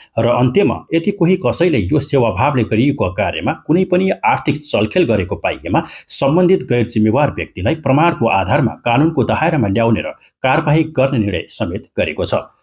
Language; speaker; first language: Nepali; native; Nepali